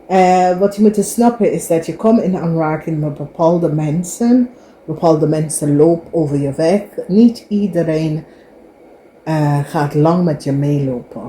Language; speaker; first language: Dutch; non-native, fluent; English